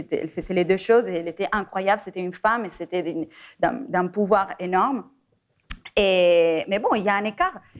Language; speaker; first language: French; non-native, fluent; Spanish